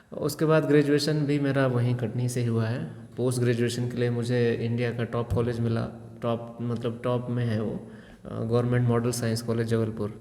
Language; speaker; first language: Hindi; native; Hindi